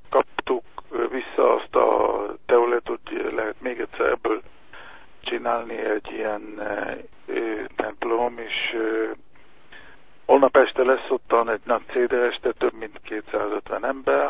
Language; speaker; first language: Hungarian; early bilingual, heritage; Hungarian